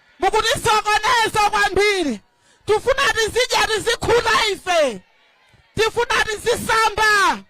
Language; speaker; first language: Nyanja; native; Nyanja